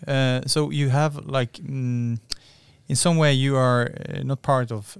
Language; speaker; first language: English; non-native, fluent; Norwegian